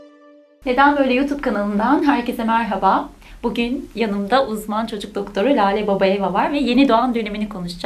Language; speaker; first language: Turkish; native; Turkish